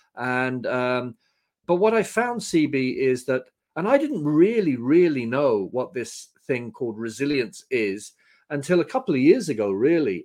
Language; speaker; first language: English; native; English